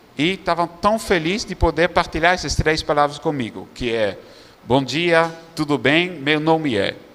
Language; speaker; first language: Portuguese; non-native, fluent; Dutch